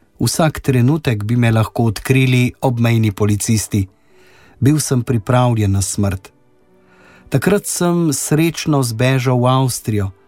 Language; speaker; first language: Slovenian; native; Slovenian